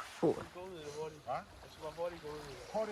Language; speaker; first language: Danish; non-native, learner; Thai